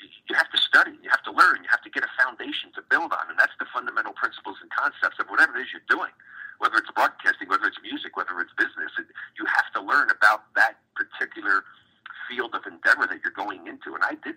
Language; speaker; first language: English; native; English